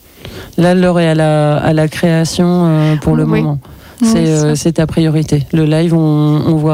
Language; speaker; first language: French; native; French